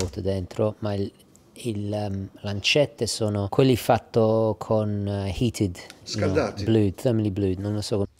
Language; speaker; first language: Italian; early bilingual, heritage; English